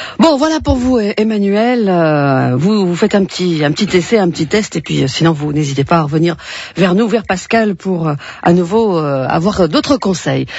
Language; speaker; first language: French; native; French